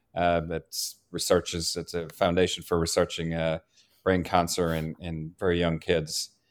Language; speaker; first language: English; native; English